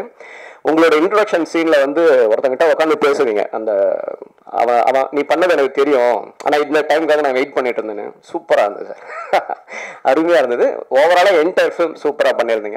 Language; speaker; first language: Tamil; native; Tamil